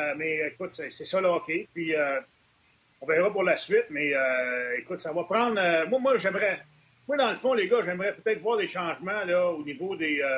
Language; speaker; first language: French; native; French